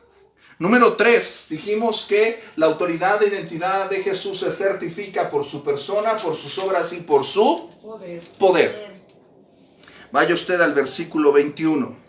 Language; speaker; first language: Spanish; native; Spanish